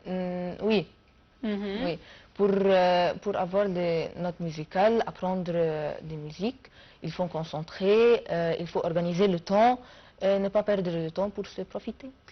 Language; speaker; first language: French; non-native, fluent; Arabic